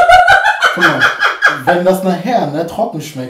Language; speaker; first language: German; early bilingual, other home language; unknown